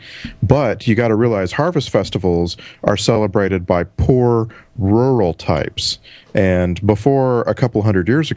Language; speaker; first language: English; native; English